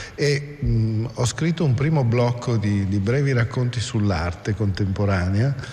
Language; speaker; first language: Italian; native; Italian